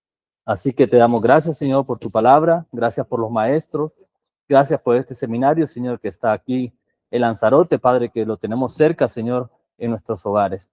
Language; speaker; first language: Spanish; native; Spanish